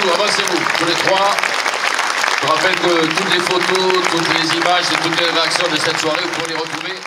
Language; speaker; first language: French; native; French